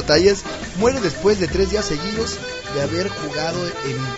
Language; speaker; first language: Spanish; native; Spanish